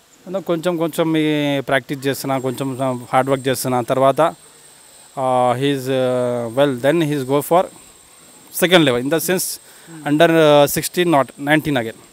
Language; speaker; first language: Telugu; non-native, local second language; Urdu